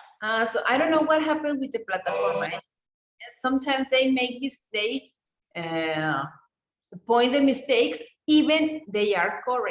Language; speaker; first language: English; non-native, fluent; Spanish